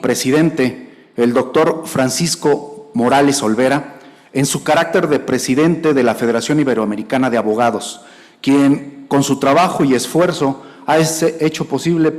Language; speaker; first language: Spanish; native; Spanish